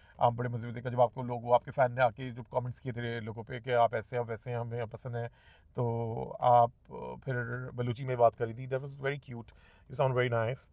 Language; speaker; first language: Urdu; native; Urdu